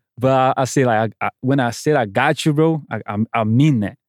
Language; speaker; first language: English; non-native, fluent; Portuguese